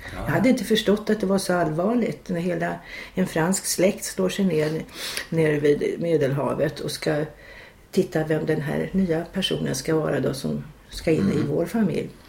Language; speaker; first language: Swedish; native; Swedish